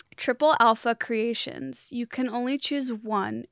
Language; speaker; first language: English; native; English